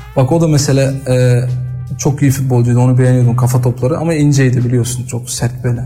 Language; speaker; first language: Turkish; early bilingual, heritage; Turkish